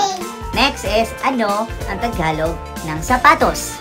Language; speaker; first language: Filipino; non-native, local second language; Cebuano